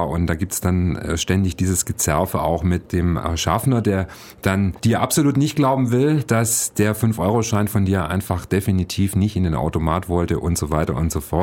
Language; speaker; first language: German; native; German